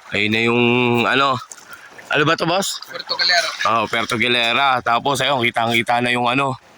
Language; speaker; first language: Filipino; native; Filipino